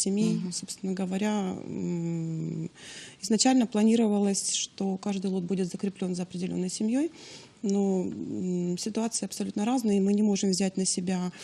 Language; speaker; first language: Russian; native; Russian